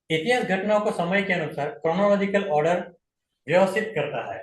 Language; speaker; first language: Hindi; non-native, local second language; Gujarati